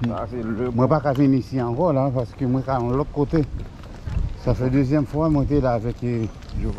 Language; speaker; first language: French; non-native, local second language; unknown